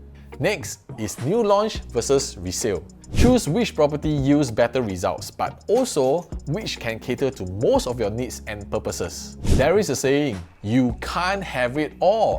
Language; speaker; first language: English; native; English